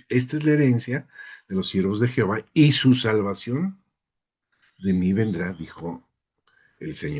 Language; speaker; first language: Spanish; native; Spanish